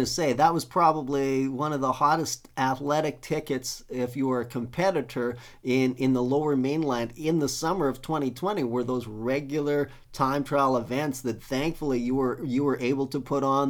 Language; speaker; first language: English; native; English